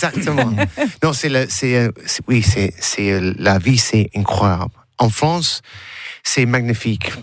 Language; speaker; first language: French; non-native, learner; English